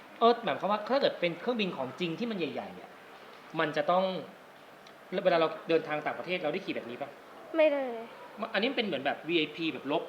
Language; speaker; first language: Thai; native; Thai